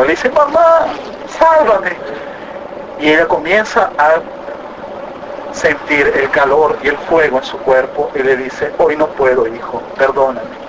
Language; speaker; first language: Spanish; native; Spanish